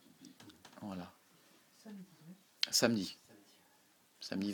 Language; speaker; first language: French; native; French